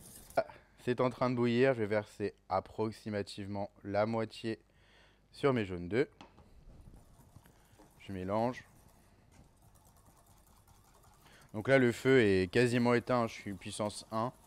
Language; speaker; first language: French; native; French